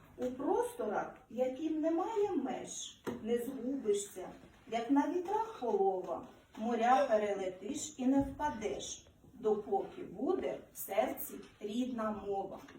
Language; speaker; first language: Ukrainian; native; Ukrainian